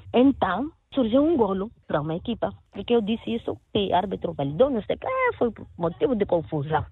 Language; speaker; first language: Portuguese; non-native, local second language; Makhuwa